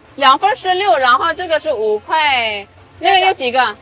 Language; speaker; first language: Chinese; non-native, fluent; Indonesian